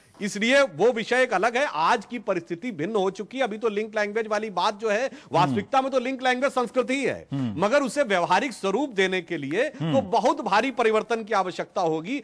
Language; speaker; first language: Hindi; native; Hindi